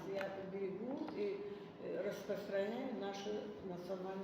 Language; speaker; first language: Russian; non-native, local second language; Azerbaijani